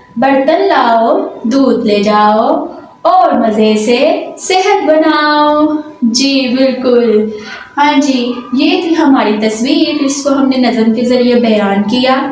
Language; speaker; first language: Urdu; non-native, local second language; Punjabi